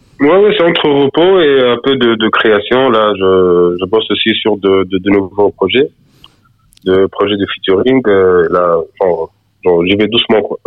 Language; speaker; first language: French; non-native, local second language; Arabic